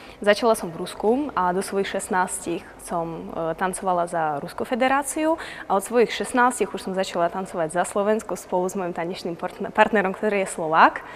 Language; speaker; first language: Slovak; non-native, fluent; Russian